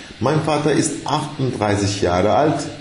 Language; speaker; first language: German; non-native, fluent; Turkish